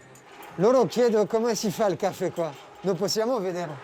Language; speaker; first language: Italian; non-native, learner; French